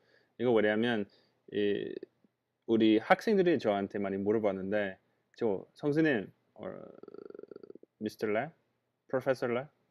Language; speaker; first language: Korean; non-native, fluent; English